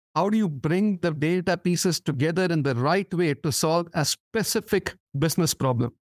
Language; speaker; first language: English; non-native, local second language; Tamil